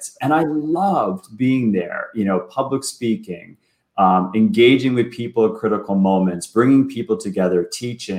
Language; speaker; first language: English; native; English